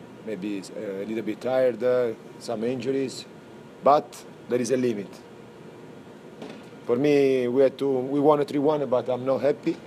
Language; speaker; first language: English; non-native, fluent; Italian